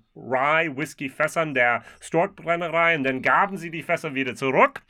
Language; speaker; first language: German; non-native, fluent; English